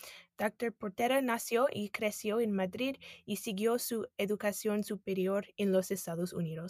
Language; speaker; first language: Spanish; non-native, fluent; English